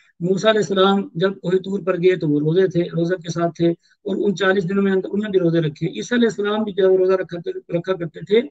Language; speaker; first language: Urdu; native; Urdu